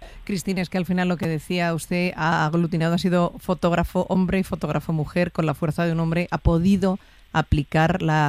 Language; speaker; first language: Spanish; native; Spanish